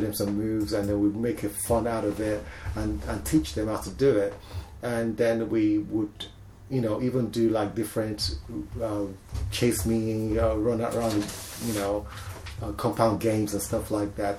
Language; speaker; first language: English; non-native, local second language; Yoruba